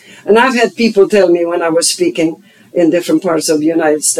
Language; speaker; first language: English; non-native, fluent; German